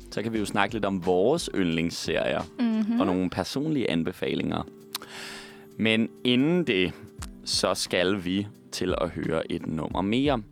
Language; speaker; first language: Danish; native; Danish